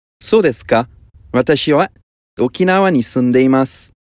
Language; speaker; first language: Japanese; non-native, learner; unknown